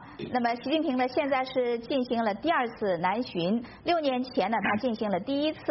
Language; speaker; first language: Chinese; native; Chinese